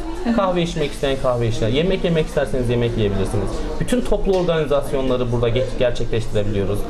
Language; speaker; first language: Turkish; native; Turkish